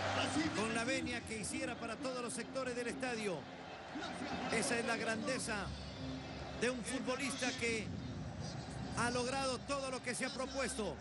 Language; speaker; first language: Spanish; native; Spanish